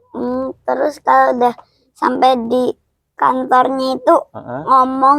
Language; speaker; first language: Indonesian; native; Indonesian